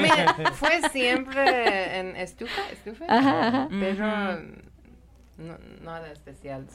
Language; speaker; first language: Spanish; non-native, learner; Persian